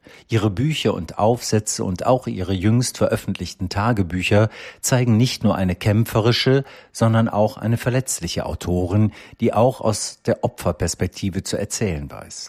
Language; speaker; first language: German; native; German